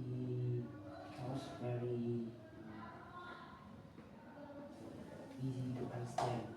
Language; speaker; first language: English; non-native, learner; Vietnamese